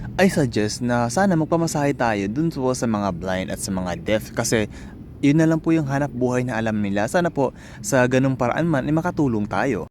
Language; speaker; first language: Filipino; non-native, local second language; Cebuano